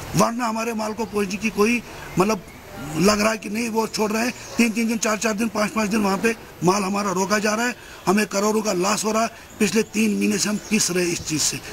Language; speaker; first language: Urdu; non-native, local second language; Kashmiri